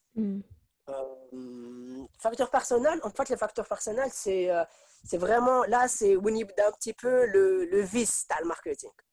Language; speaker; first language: French; non-native, local second language; Arabic